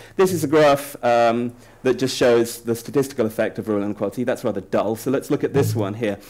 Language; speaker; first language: English; native; English